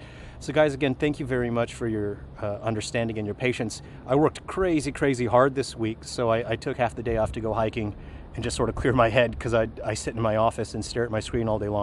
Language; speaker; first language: English; native; English